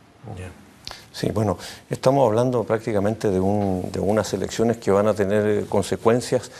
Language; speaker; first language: Spanish; native; Spanish